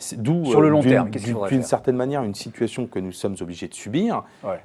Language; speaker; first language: French; native; French